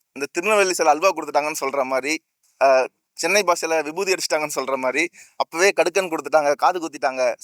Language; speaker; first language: Tamil; native; Tamil